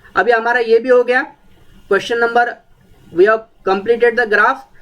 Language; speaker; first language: Hindi; non-native, local second language; Marathi